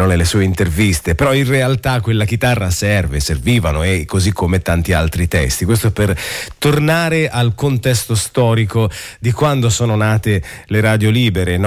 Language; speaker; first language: Italian; native; Italian